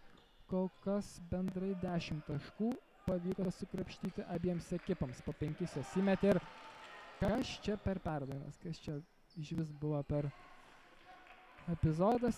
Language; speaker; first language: Lithuanian; native; Lithuanian